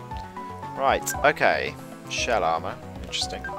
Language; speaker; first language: English; native; English